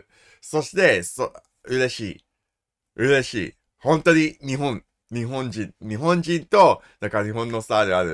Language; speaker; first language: Japanese; non-native, learner; English